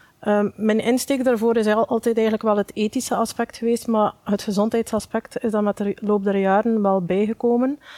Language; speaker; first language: Dutch; native; Dutch